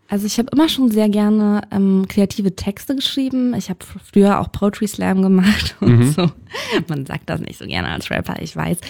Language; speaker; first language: German; native; German